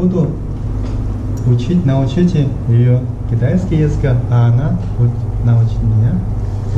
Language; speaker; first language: Russian; non-native, learner; Chinese